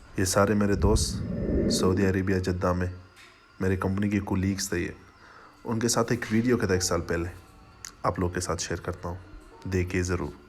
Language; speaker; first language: Urdu; non-native, local second language; Pashto